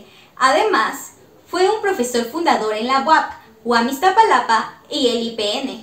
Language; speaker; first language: Spanish; native; Spanish